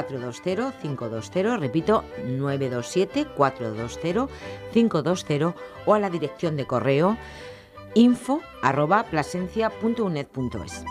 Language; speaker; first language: Spanish; native; Spanish